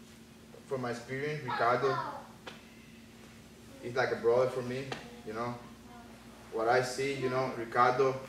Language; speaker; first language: English; non-native, learner; Spanish